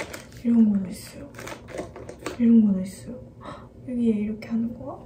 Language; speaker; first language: Korean; non-native, fluent; Japanese